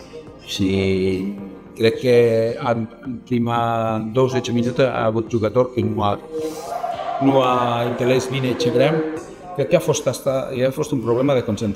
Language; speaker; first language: Romanian; non-native, learner; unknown